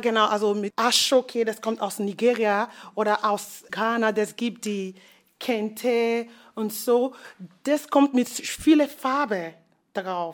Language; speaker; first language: German; non-native, fluent; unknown